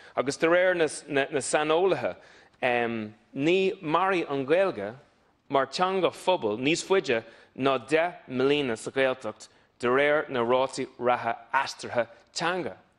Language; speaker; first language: Irish; non-native, local second language; English